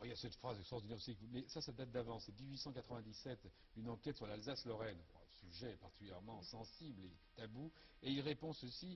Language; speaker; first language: French; native; French